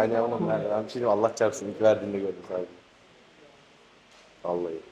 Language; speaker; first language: Turkish; native; Turkish